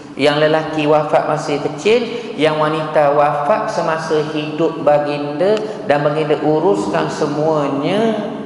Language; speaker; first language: Malay; native; Malay